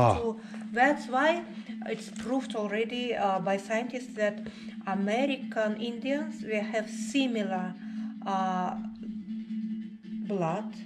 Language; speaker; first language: English; non-native, fluent; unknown